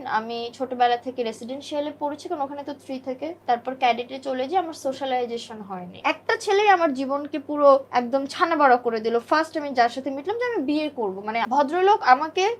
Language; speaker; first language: Bangla; native; Bangla